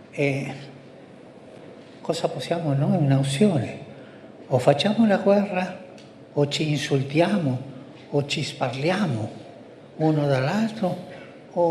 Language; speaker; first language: Italian; non-native, fluent; Spanish